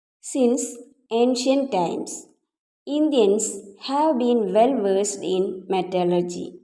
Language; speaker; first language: English; non-native, local second language; Malayalam